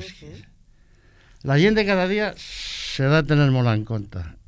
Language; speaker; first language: Spanish; non-native, local second language; Catalan